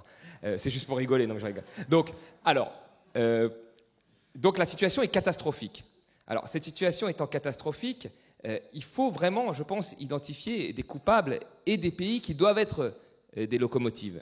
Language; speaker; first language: French; native; French